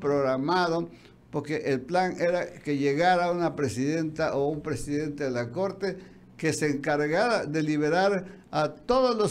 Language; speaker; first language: Spanish; native; Spanish